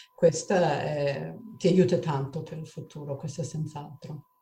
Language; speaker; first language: Italian; non-native, fluent; English